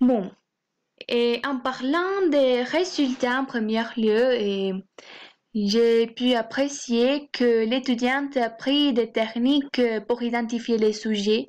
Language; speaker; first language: French; non-native, fluent; Spanish